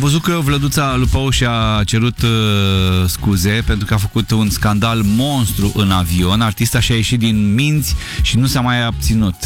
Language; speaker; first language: Romanian; native; Romanian